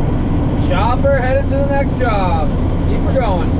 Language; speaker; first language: English; native; English